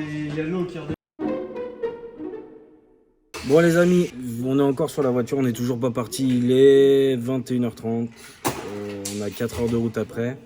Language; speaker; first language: French; native; French